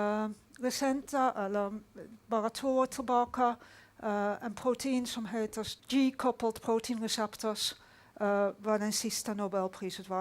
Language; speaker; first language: Swedish; non-native, fluent; Dutch